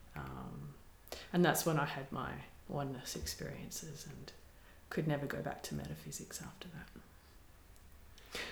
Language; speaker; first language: English; native; English